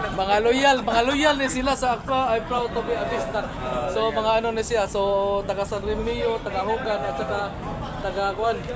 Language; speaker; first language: Filipino; non-native, local second language; Cebuano